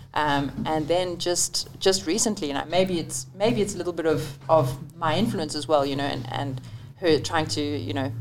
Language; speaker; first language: English; native; English